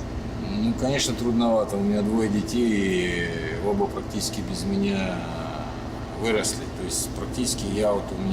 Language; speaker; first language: Russian; native; Russian